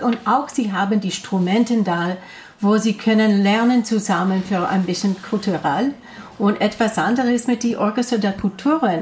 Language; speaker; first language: German; non-native, learner; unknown